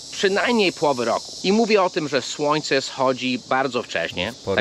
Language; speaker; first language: Polish; non-native, fluent; English